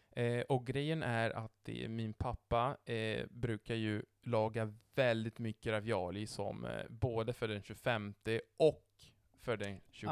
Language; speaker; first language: Swedish; non-native, fluent; Italian